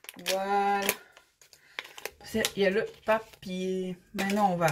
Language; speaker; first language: French; native; French